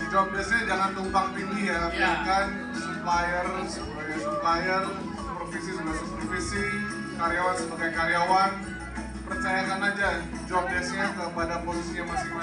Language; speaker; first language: Indonesian; non-native, learner; English